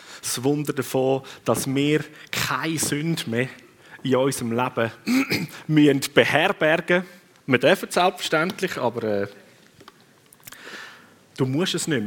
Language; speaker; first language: German; non-native, fluent; Swiss German